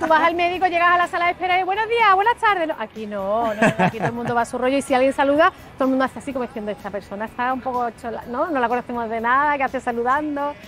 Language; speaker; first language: Spanish; native; Spanish